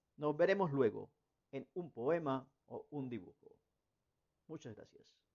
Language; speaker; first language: Spanish; native; Spanish